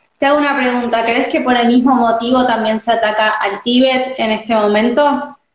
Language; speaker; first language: Spanish; native; Spanish